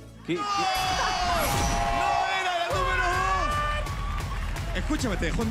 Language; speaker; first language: Spanish; native; Spanish